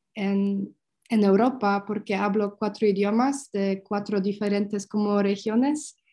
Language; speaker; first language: Spanish; non-native, learner; Polish